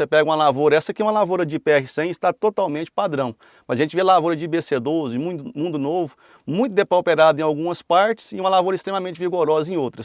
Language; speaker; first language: Portuguese; native; Portuguese